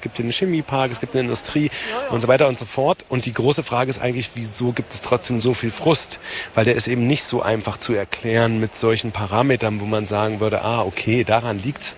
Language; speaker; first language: German; native; German